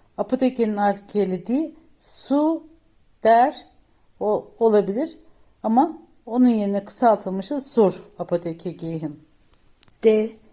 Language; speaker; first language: Turkish; native; Turkish